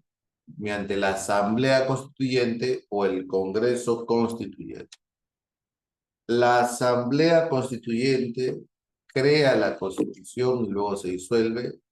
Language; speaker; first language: Spanish; native; Spanish